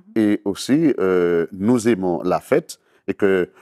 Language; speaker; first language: French; native; French